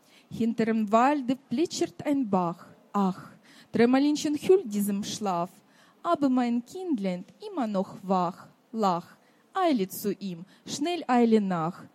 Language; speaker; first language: German; non-native, fluent; Russian